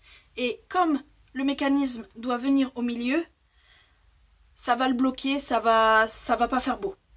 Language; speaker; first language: French; native; French